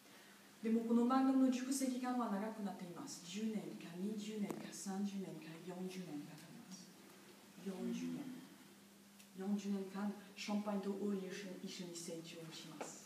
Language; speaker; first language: Japanese; non-native, learner; French